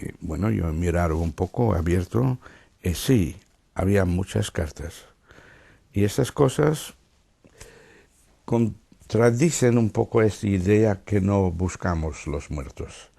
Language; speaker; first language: Spanish; non-native, fluent; Dutch